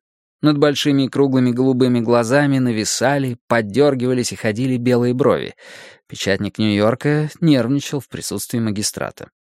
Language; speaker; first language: Russian; native; Russian